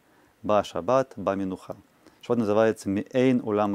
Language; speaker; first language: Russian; native; Russian